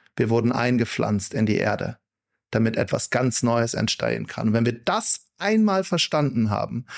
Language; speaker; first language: German; native; German